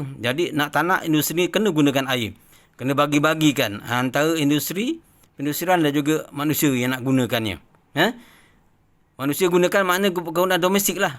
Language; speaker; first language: Malay; native; Malay